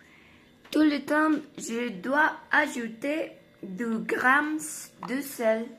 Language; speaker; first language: French; non-native, learner; Spanish